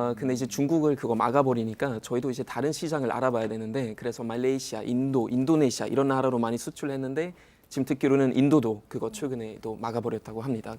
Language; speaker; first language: Korean; non-native, fluent; German